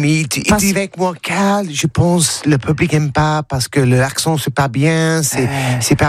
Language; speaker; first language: French; non-native, learner; English